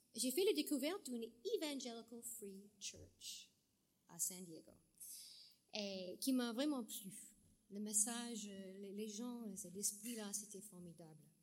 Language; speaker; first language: French; non-native, fluent; English